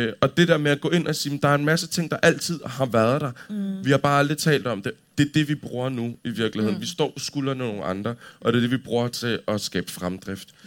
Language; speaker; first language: Danish; native; Danish